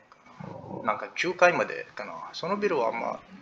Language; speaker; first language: Japanese; non-native, learner; English